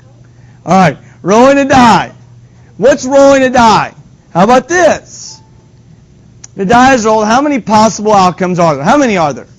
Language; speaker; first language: English; native; English